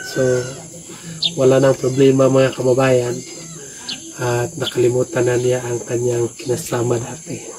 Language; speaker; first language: Filipino; non-native, local second language; Cebuano